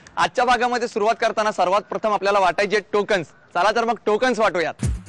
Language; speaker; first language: Marathi; native; Marathi